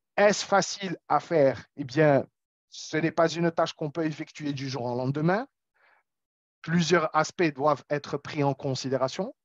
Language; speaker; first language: French; non-native, local second language; Arabic